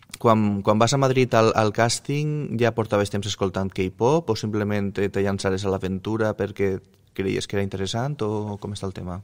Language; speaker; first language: Catalan; native; Catalan